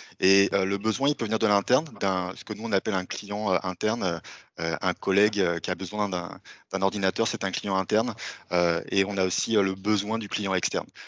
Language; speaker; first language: French; native; French